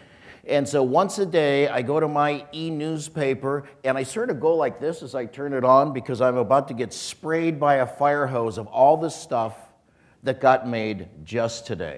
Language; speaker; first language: English; native; English